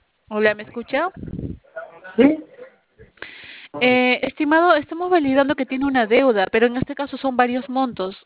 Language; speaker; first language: Spanish; native; Spanish